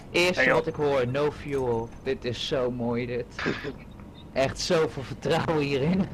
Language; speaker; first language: Dutch; native; Dutch